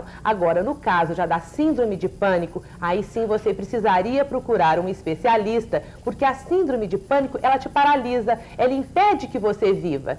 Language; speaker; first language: Portuguese; native; Portuguese